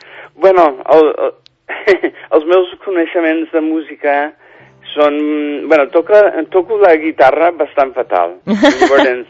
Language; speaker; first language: Catalan; non-native, fluent; English